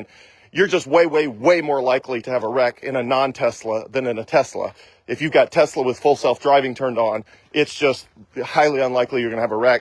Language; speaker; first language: English; native; English